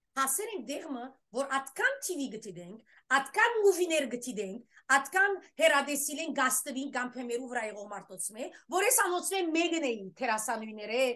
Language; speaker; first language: Armenian; early bilingual, heritage; Armenian